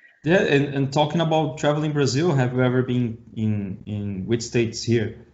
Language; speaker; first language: English; non-native, learner; Portuguese